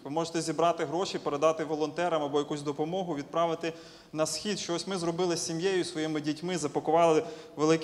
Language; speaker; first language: Ukrainian; native; Ukrainian